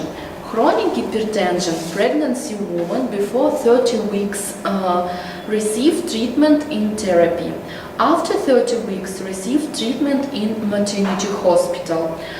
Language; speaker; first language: English; non-native, learner; Russian